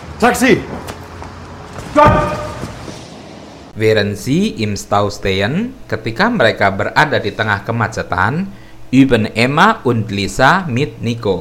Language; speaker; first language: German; non-native, fluent; Indonesian